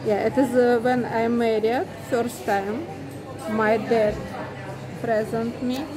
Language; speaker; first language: English; non-native, learner; Russian